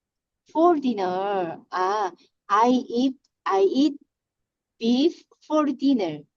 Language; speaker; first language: English; non-native, learner; Korean